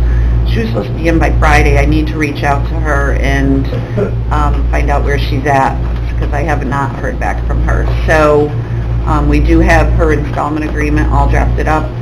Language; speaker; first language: English; native; English